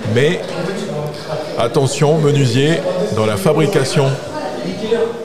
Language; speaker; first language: French; native; French